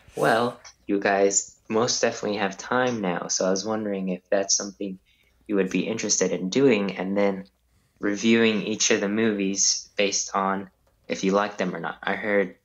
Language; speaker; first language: English; native; English